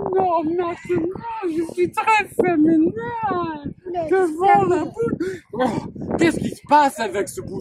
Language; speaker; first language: French; non-native, learner; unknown